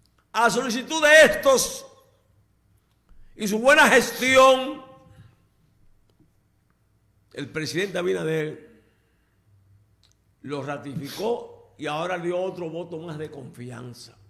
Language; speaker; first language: Spanish; native; Spanish